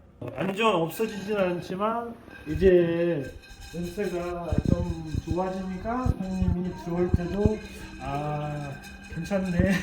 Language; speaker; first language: Korean; non-native, fluent; Russian